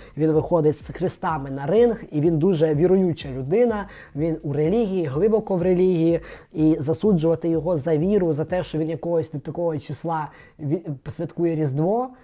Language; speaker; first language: Ukrainian; non-native, local second language; Russian